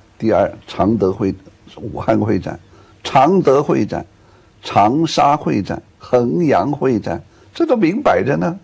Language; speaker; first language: Chinese; non-native, local second language; Cantonese